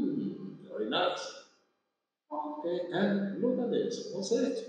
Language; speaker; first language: English; non-native, fluent; Vietnamese